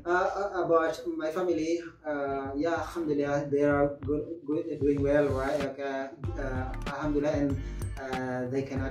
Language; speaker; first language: English; non-native, learner; Indonesian